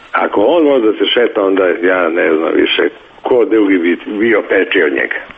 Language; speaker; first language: Serbian; native; Serbian